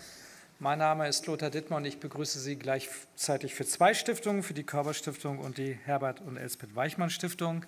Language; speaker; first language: German; native; German